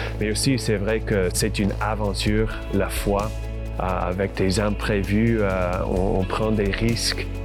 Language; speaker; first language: French; non-native, fluent; English